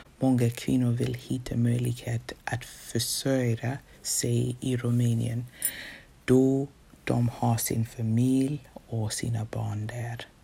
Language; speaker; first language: Swedish; non-native, fluent; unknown